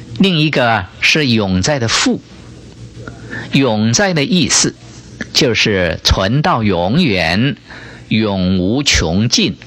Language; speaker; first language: Chinese; native; Chinese